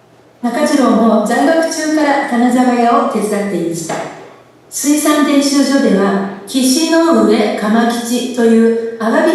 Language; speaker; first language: Japanese; native; Japanese